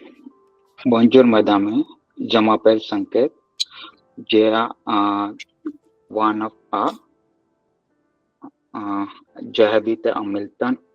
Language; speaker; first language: French; non-native, learner; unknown